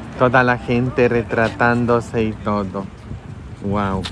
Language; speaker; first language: Spanish; early bilingual, heritage; Spanish